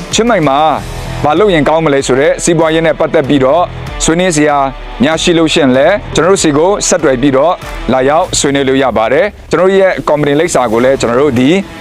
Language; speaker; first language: Burmese; non-native, local second language; Kachin